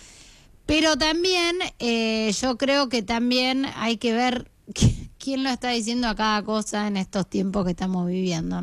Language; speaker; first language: Spanish; native; Spanish